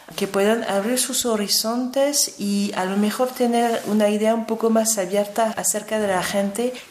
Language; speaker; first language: Spanish; non-native, fluent; French